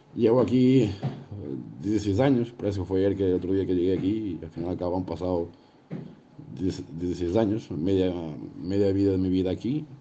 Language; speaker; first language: Spanish; early bilingual, other home language; Portuguese